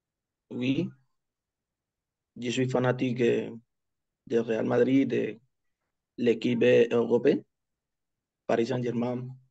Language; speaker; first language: French; non-native, learner; Spanish